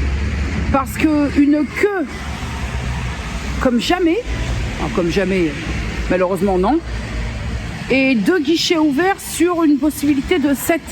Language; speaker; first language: French; native; French